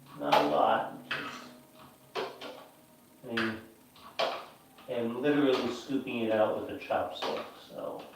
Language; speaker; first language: English; native; English